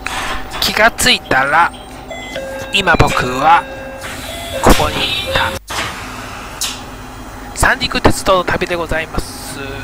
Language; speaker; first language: Japanese; native; Japanese